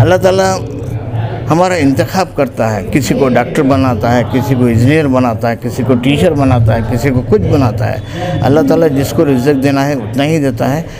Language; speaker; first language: Urdu; native; Urdu